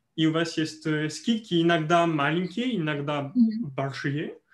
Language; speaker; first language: Russian; non-native, fluent; French